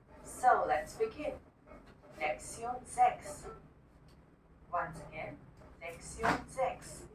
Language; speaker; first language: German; non-native, fluent; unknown